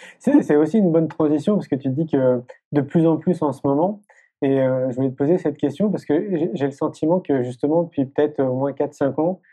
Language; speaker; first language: French; native; French